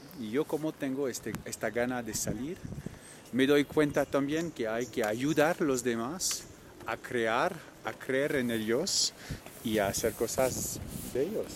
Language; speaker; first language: Spanish; non-native, fluent; French